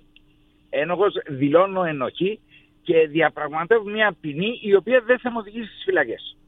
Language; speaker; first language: Greek; native; Greek